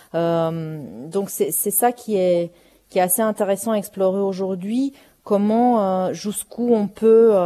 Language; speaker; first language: French; non-native, fluent; Romanian